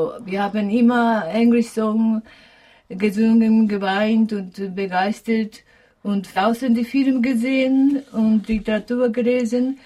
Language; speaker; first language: German; non-native, fluent; Japanese